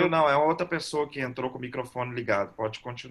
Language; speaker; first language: Portuguese; native; Portuguese